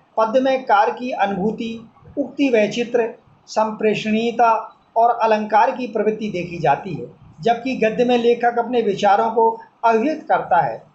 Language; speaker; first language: Hindi; native; Hindi